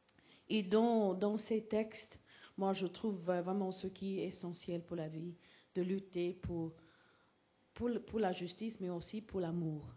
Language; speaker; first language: French; non-native, fluent; English